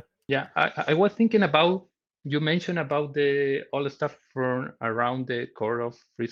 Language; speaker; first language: English; non-native, learner; Spanish